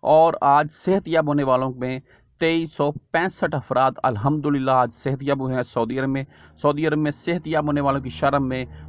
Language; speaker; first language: Urdu; native; Urdu